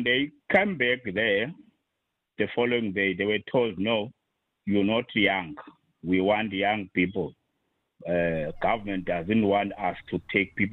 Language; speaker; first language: English; non-native, local second language; Xhosa